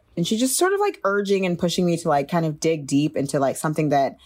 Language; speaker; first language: English; native; English